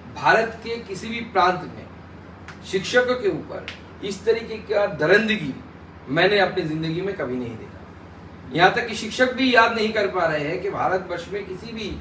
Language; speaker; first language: Hindi; non-native, local second language; Bangla